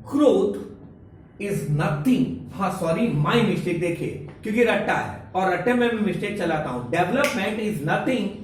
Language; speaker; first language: Hindi; non-native, local second language; Gujarati